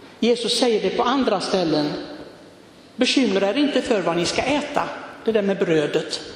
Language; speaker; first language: Swedish; non-native, fluent; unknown